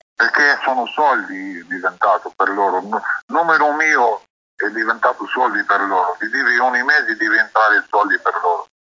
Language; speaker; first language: Italian; non-native, learner; Arabic